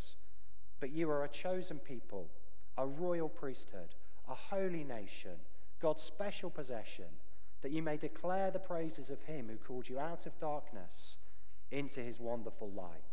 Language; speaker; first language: English; native; English